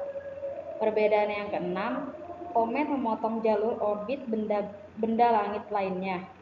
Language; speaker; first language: Indonesian; native; Indonesian